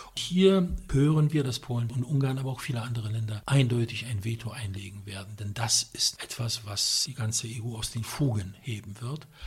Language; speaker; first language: German; non-native, fluent; Polish